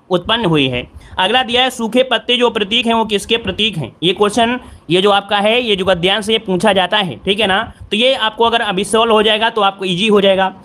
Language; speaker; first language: Hindi; native; Hindi